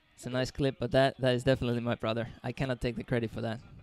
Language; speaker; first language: English; non-native, fluent; Finnish